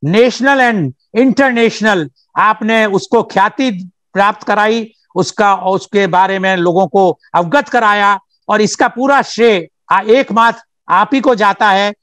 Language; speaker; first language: Hindi; native; Hindi